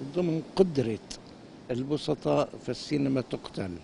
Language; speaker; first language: Arabic; native; Arabic